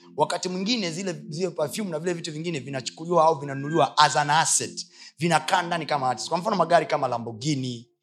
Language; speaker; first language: Swahili; native; Swahili